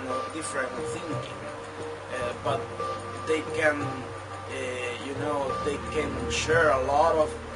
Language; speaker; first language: English; non-native, fluent; Spanish